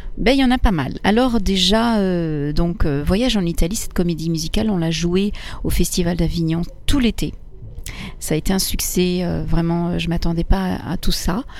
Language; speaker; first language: French; early bilingual, other home language; Italian